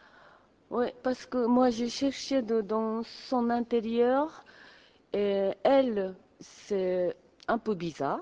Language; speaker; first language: French; non-native, learner; Japanese